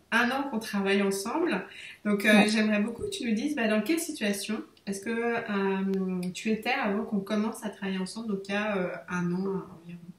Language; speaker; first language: French; native; French